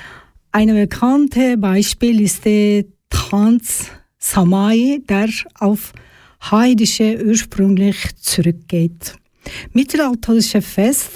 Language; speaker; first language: German; non-native, learner; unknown